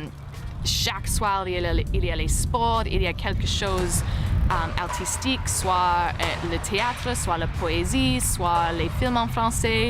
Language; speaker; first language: French; non-native, fluent; English